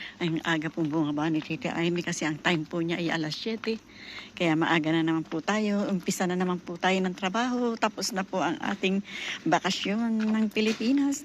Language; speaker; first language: Filipino; native; Filipino